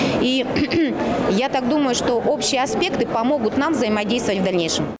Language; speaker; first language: Russian; non-native, local second language; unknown